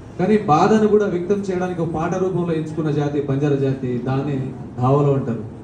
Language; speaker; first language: Telugu; non-native, local second language; Lambadi